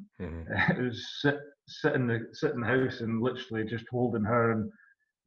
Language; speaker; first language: English; native; English